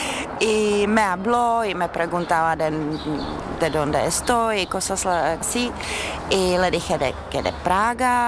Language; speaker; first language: Spanish; non-native, learner; Czech